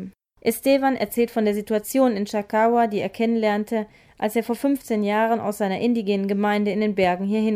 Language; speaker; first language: German; native; German